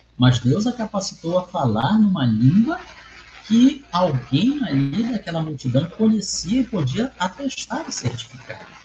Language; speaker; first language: Portuguese; native; Portuguese